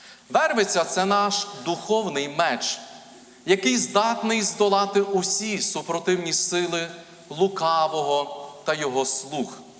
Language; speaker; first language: Ukrainian; native; Ukrainian